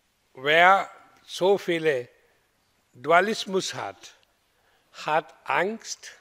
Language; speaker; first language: German; non-native, learner; Hindi